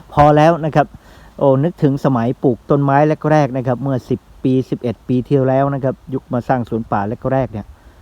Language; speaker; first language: Thai; non-native, local second language; Northeastern Thai